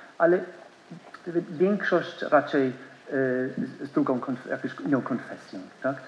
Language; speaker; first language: Polish; non-native, learner; German